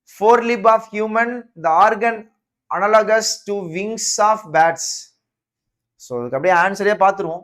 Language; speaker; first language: English; non-native, local second language; Tamil